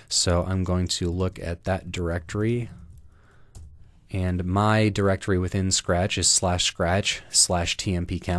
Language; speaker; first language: English; native; English